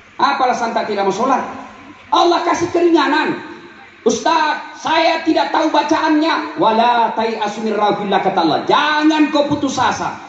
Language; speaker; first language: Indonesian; non-native, local second language; Buginese